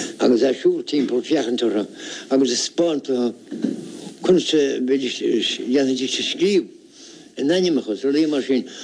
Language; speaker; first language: Irish; native; Irish